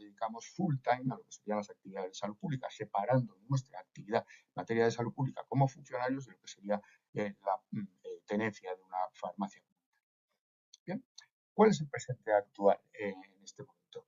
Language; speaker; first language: Spanish; native; Spanish